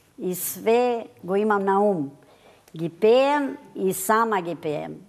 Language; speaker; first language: Macedonian; early bilingual, heritage; Macedonian